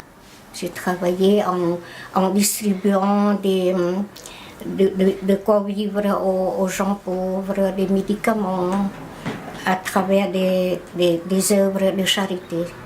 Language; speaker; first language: French; non-native, fluent; Khmer